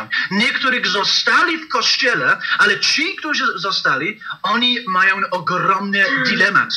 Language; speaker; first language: Polish; non-native, learner; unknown